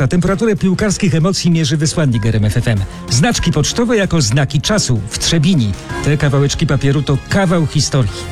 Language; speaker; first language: Polish; native; Polish